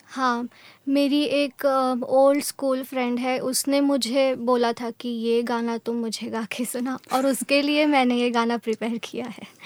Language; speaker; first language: Hindi; non-native, local second language; Gujarati